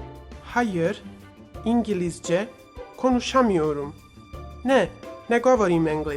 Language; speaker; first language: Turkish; non-native, fluent; Bosnian